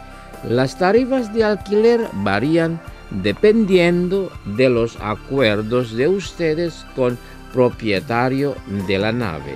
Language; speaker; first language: Spanish; non-native, fluent; Indonesian